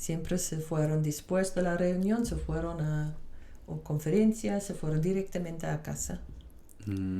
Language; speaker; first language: Spanish; non-native, fluent; Dutch